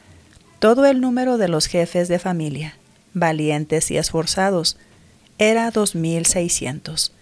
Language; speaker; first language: Spanish; native; Spanish